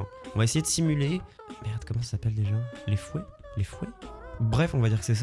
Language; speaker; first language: French; native; French